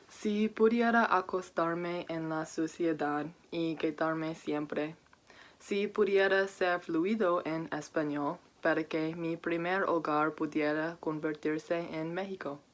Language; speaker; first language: Spanish; non-native, learner; English